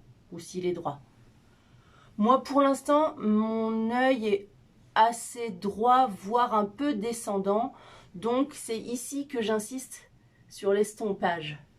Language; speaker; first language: French; native; French